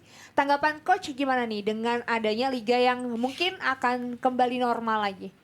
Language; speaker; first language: Indonesian; native; Indonesian